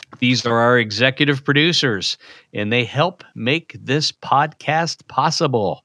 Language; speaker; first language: English; native; English